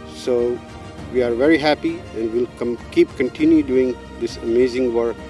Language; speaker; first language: English; native; English